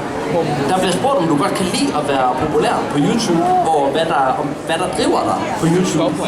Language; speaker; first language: Danish; native; Danish